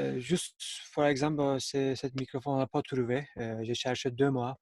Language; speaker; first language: French; non-native, learner; Turkish